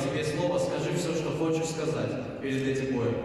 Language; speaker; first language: Russian; native; Russian